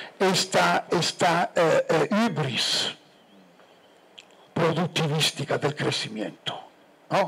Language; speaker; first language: Spanish; non-native, fluent; Italian